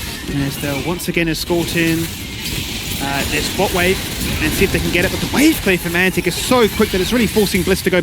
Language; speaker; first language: English; native; English